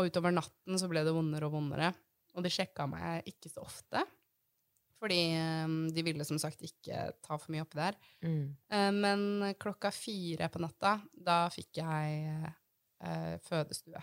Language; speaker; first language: Norwegian; native; Norwegian